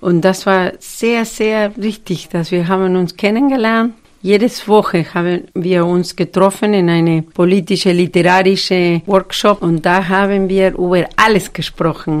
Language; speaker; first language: German; non-native, fluent; Spanish